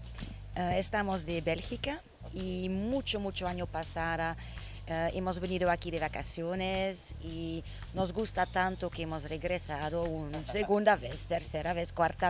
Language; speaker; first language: Spanish; non-native, learner; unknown